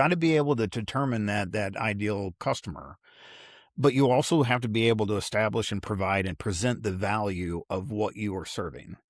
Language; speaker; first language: English; native; English